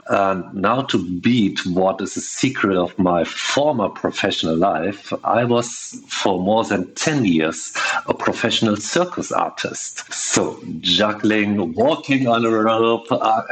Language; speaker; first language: English; non-native, fluent; German